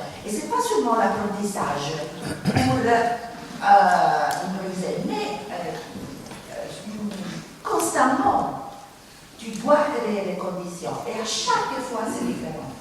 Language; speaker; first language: French; non-native, fluent; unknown